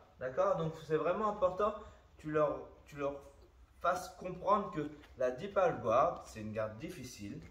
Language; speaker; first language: French; native; French